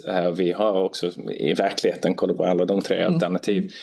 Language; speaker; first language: Swedish; non-native, fluent; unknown